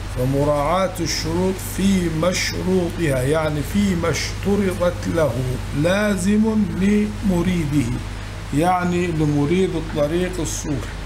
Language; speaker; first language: Arabic; native; Arabic